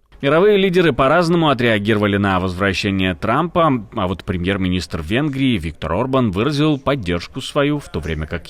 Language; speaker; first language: Russian; native; Russian